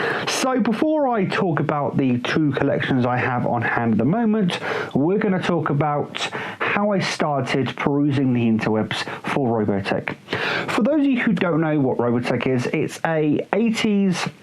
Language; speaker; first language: English; native; English